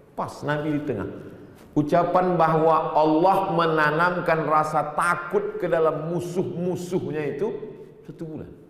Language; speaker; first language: Indonesian; native; Indonesian